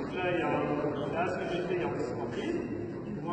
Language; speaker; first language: French; native; French